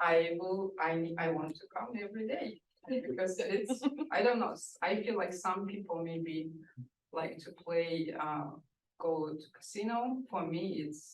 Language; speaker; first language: English; non-native, fluent; Russian